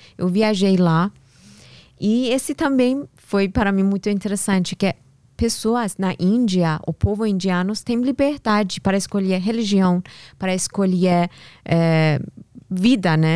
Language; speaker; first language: Portuguese; non-native, learner; Persian